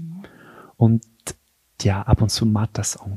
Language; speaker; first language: German; non-native, local second language; French